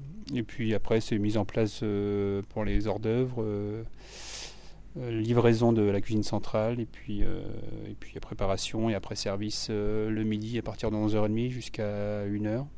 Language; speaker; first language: French; native; French